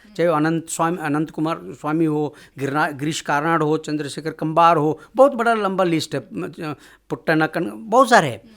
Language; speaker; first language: Hindi; non-native, local second language; Kannada